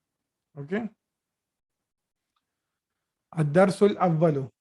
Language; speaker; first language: Arabic; non-native, fluent; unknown